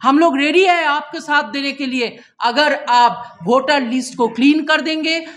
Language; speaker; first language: Hindi; non-native, local second language; Bangla